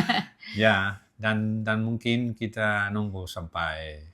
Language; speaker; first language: Indonesian; non-native, learner; Catalan